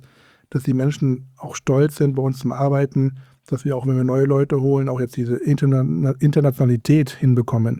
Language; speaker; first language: German; native; German